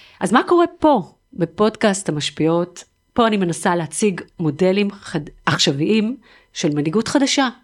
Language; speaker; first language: Hebrew; native; Hebrew